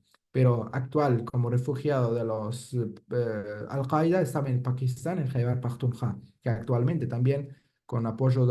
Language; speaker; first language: Spanish; non-native, fluent; Persian